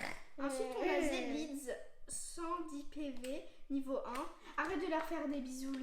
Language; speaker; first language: French; native; French